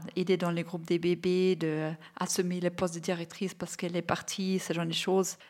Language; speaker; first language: French; non-native, fluent; German